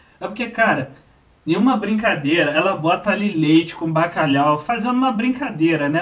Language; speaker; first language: Portuguese; native; Portuguese